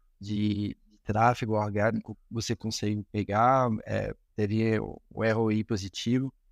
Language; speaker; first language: Portuguese; non-native, fluent; Spanish